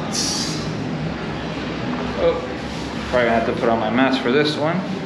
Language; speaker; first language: English; native; English